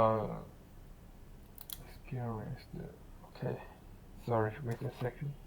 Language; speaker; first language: English; non-native, learner; Chinese